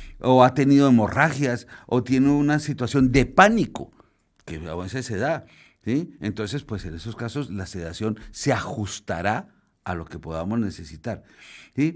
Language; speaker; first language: Spanish; native; Spanish